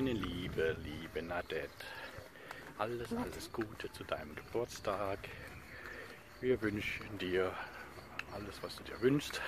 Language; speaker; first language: German; non-native, local second language; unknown